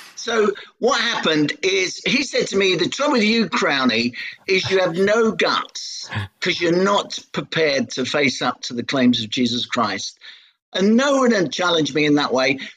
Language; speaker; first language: English; native; English